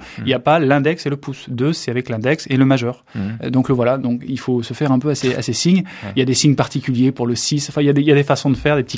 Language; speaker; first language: French; native; French